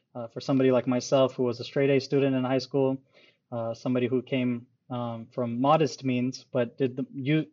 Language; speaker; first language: English; early bilingual, other home language; Urdu